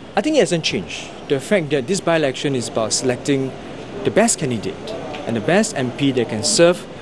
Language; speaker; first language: English; non-native, local second language; Chinese